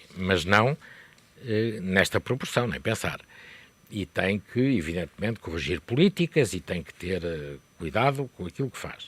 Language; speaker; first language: Portuguese; native; Portuguese